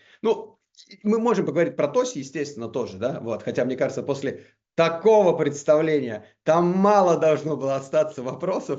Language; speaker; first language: Russian; native; Russian